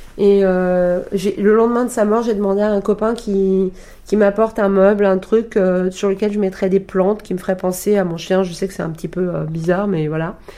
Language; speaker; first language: French; early bilingual, heritage; French